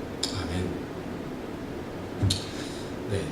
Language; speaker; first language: Korean; native; Korean